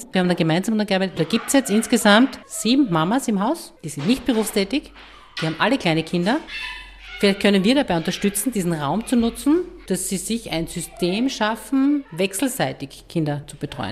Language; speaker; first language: German; native; German